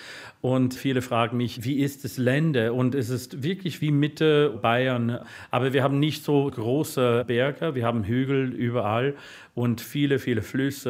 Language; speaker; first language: German; non-native, learner; English